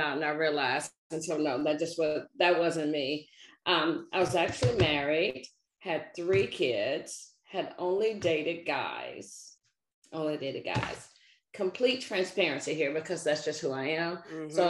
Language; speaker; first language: English; native; English